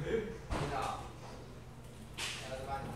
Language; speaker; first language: Chinese; native; Chinese